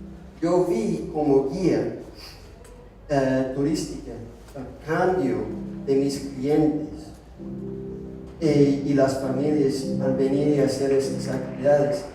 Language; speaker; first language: Spanish; non-native, fluent; English